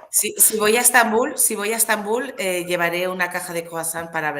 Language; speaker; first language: Spanish; native; Spanish